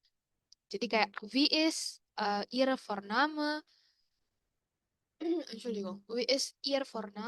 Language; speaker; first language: German; non-native, learner; Indonesian